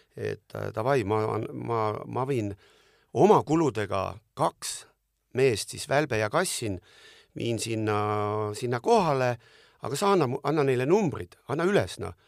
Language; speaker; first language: Estonian; native; Estonian